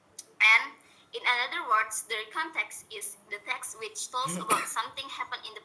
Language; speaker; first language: English; non-native, learner; Indonesian